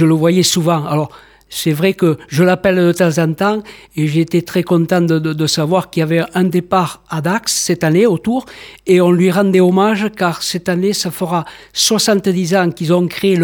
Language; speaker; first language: French; native; French